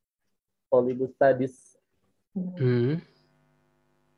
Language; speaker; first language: Arabic; non-native, learner; Indonesian